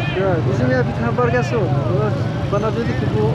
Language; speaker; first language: Turkish; non-native, learner; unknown